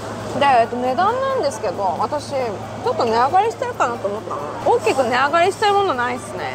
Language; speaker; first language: Japanese; native; Japanese